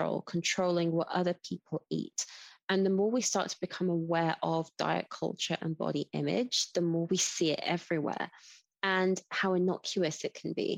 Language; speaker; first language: English; native; English